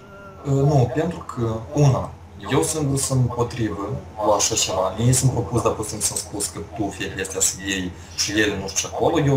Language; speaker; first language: Romanian; non-native, local second language; Russian